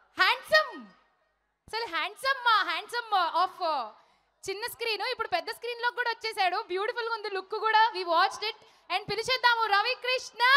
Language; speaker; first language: Telugu; native; Telugu